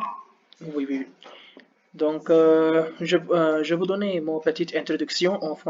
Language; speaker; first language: French; non-native, learner; Hindi